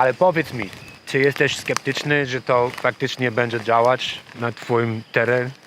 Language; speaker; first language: Polish; non-native, learner; English